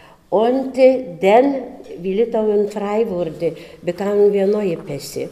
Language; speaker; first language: German; early bilingual, heritage; German